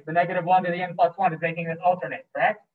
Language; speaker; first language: English; native; English